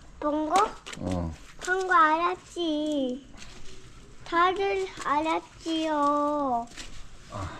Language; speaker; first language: Korean; early bilingual, heritage; Korean